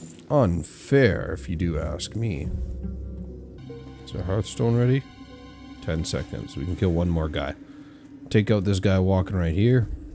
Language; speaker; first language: English; native; English